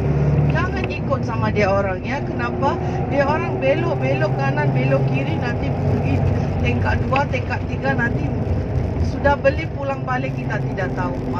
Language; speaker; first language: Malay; non-native, learner; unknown